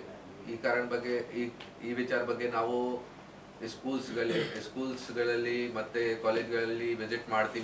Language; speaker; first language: Kannada; non-native, learner; Hindi